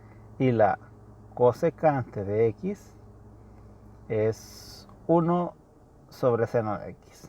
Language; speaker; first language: Spanish; native; Spanish